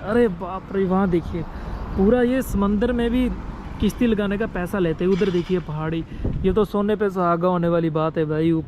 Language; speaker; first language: Hindi; non-native, local second language; Punjabi